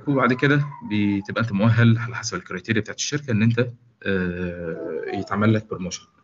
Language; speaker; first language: Arabic; native; Arabic